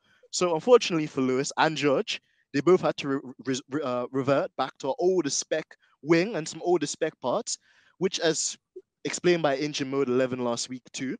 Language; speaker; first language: English; native; English